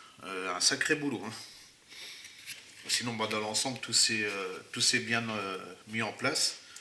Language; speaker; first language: French; native; French